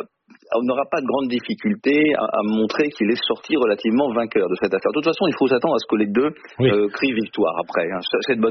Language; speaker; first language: French; native; French